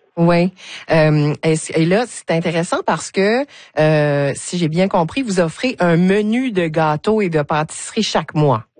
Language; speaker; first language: French; native; French